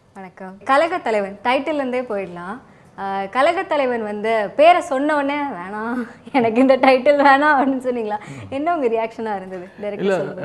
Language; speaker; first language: Tamil; native; Tamil